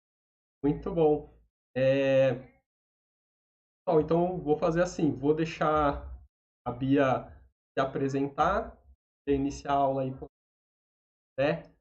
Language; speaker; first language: Portuguese; native; Portuguese